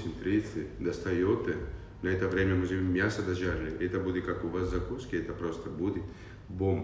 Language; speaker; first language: Russian; non-native, learner; Italian